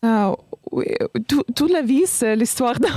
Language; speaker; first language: French; non-native, learner; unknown